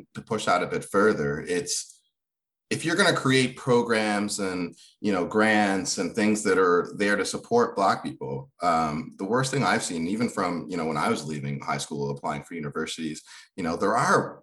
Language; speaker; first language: English; early bilingual, other home language; Swahili